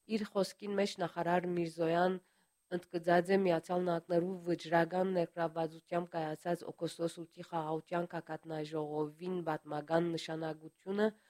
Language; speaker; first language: Armenian; early bilingual, heritage; Armenian